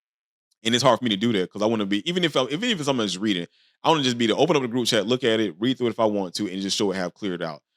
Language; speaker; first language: English; native; English